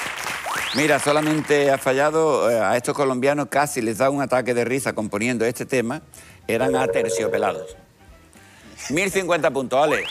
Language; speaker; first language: Spanish; native; Spanish